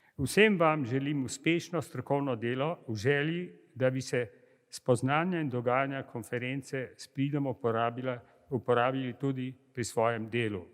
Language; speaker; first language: Slovenian; native; Slovenian